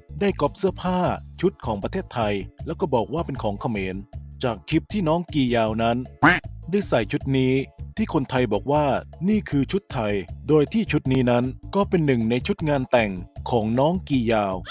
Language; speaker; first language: Thai; native; Thai